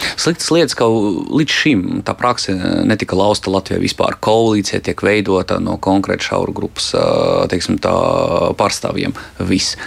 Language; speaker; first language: Latvian; non-native, local second language; Russian